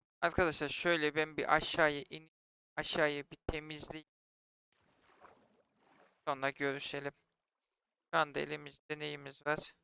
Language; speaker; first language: Turkish; native; Turkish